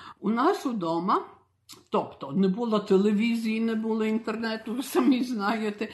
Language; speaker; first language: Ukrainian; early bilingual, heritage; Ukrainian